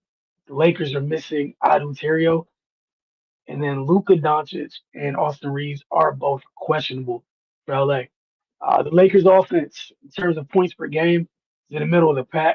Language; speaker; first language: English; native; English